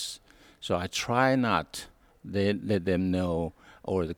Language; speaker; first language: English; non-native, learner; Hakka Chinese